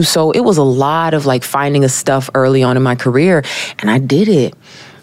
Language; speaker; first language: English; native; English